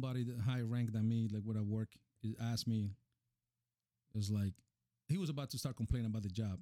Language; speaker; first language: English; non-native, fluent; Spanish